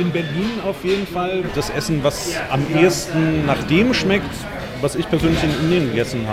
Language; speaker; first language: German; non-native, fluent; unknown